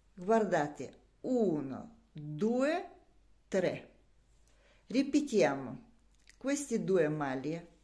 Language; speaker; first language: Italian; non-native, learner; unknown